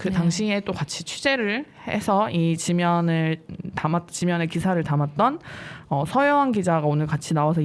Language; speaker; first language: Korean; native; Korean